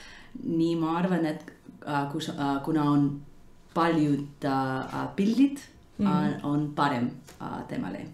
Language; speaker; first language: Estonian; non-native, learner; English